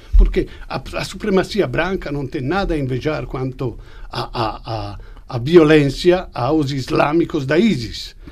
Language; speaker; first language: Portuguese; non-native, fluent; Italian